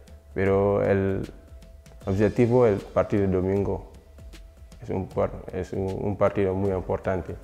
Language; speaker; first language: Spanish; non-native, learner; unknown